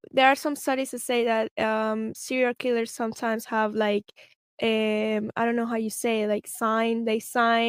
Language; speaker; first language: English; non-native, fluent; Spanish